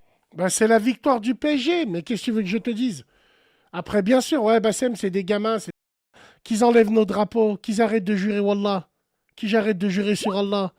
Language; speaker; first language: French; native; French